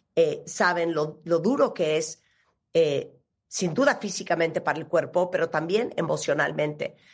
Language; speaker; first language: Spanish; native; Spanish